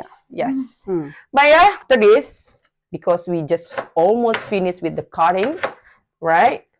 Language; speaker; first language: English; non-native, learner; Indonesian